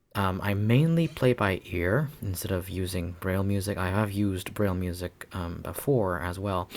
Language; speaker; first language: English; non-native, fluent; Chinese